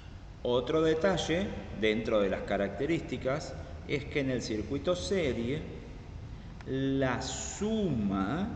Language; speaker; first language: Spanish; native; Spanish